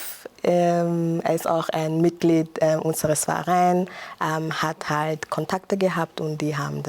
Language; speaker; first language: German; non-native, fluent; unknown